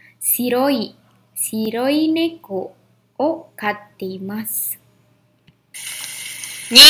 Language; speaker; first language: Japanese; non-native, fluent; Indonesian